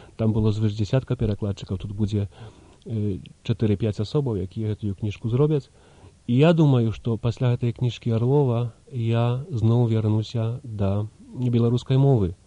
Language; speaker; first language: Belarusian; early bilingual, heritage; Belarusian